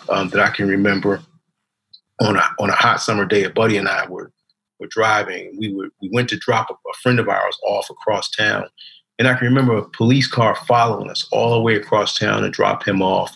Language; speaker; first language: English; native; English